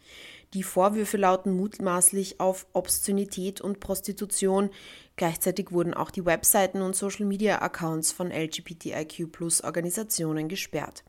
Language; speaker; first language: German; native; German